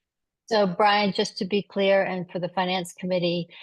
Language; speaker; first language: English; native; English